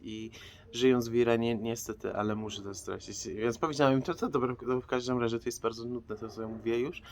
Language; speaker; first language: Polish; non-native, fluent; Persian